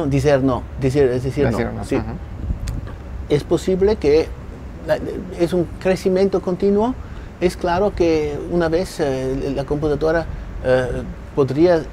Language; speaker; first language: Spanish; non-native, fluent; German